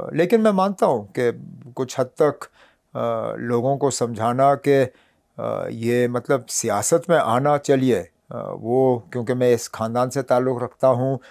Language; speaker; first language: Hindi; non-native, local second language; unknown